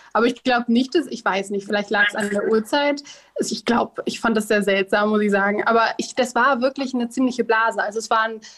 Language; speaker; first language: German; native; German